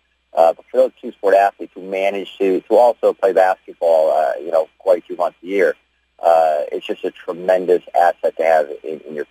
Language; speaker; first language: English; native; English